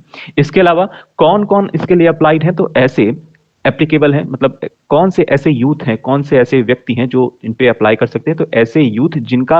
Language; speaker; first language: Hindi; native; Hindi